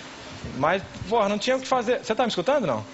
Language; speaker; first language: Portuguese; native; Portuguese